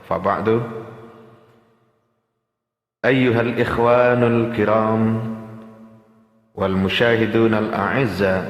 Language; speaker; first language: Arabic; non-native, fluent; Indonesian